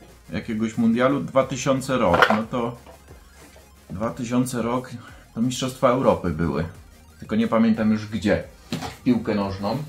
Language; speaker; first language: Polish; native; Polish